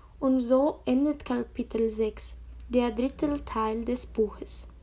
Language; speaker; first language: German; non-native, learner; Spanish